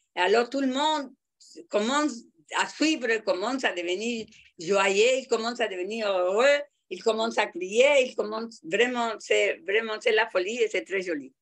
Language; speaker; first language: French; non-native, fluent; Spanish